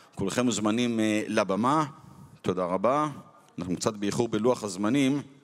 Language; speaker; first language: Hebrew; native; Hebrew